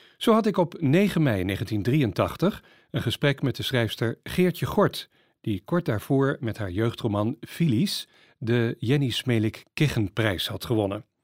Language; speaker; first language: Dutch; native; Dutch